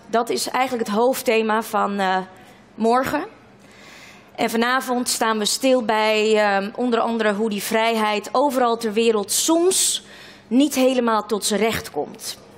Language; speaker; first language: Dutch; early bilingual, other home language; Russian